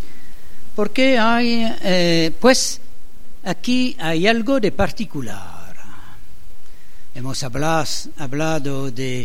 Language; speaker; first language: Spanish; non-native, fluent; French